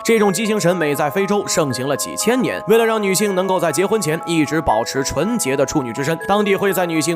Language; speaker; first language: Chinese; native; Chinese